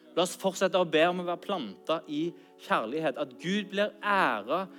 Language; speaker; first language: Norwegian; native; Norwegian